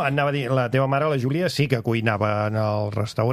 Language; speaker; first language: Catalan; native; Catalan